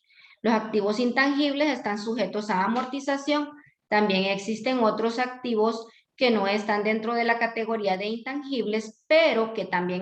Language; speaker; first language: Spanish; native; Spanish